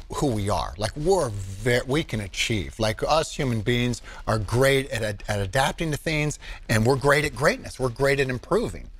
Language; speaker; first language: English; native; English